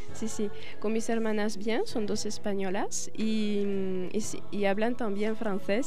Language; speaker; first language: Spanish; non-native, fluent; French